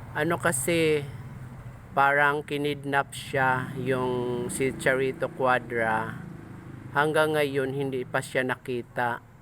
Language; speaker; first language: Filipino; non-native, local second language; Cebuano